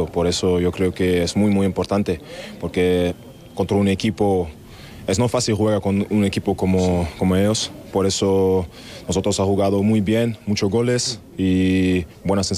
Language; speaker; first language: Spanish; non-native, fluent; German